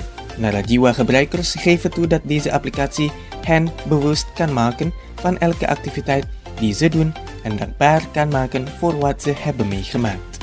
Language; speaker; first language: Dutch; non-native, fluent; Indonesian